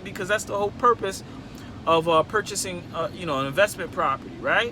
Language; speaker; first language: English; native; English